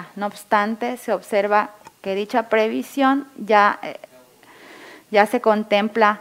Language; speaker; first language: Spanish; native; Spanish